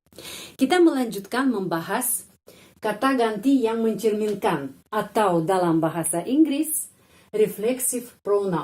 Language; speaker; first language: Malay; non-native, fluent; Russian